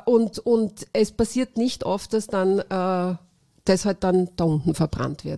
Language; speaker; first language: German; native; German